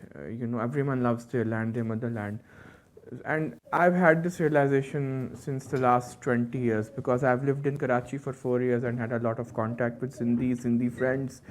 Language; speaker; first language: English; non-native, local second language; Urdu